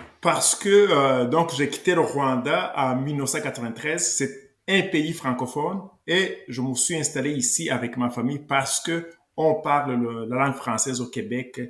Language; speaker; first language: French; non-native, local second language; Kinyarwanda